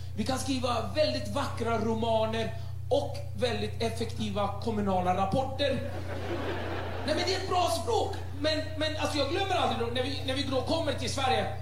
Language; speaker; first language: Swedish; early bilingual, other home language; Arabic